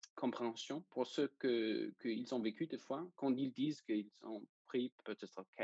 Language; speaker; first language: French; non-native, fluent; Danish